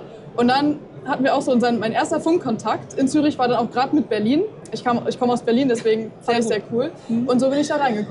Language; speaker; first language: German; native; German